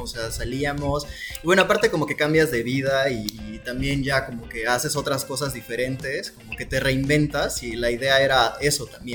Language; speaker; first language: Spanish; native; Spanish